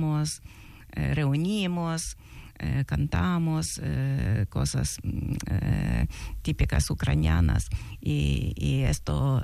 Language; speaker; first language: Spanish; non-native, learner; Ukrainian